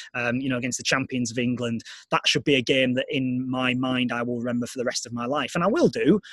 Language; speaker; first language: English; native; English